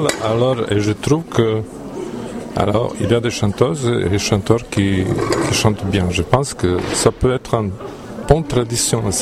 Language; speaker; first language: French; non-native, fluent; Serbian